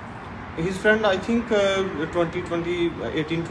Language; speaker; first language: English; non-native, learner; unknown